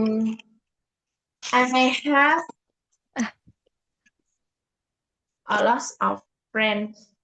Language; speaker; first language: English; non-native, learner; Vietnamese